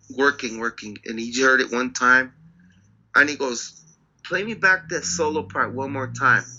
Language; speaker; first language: English; native; English